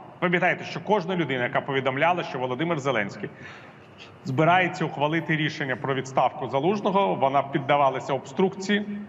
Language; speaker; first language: Ukrainian; non-native, local second language; Russian